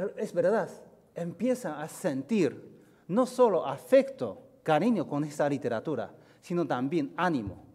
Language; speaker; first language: Spanish; non-native, fluent; Chinese